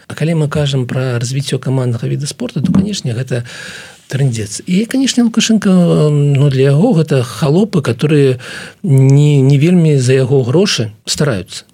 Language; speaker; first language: Belarusian; non-native, local second language; Russian